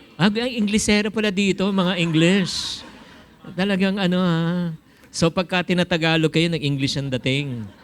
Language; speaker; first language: Filipino; native; Filipino